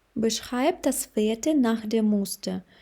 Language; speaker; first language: German; non-native, fluent; Ukrainian